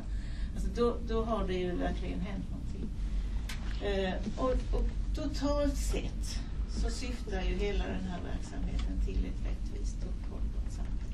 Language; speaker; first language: Swedish; native; Swedish